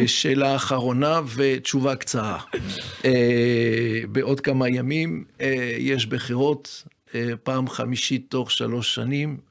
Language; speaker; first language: Hebrew; non-native, fluent; French